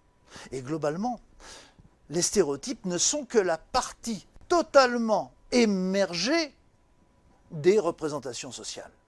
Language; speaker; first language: French; native; French